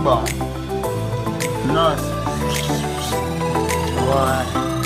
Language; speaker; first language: Portuguese; non-native, learner; Haitian Creole